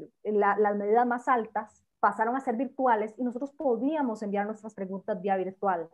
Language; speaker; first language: Spanish; native; Spanish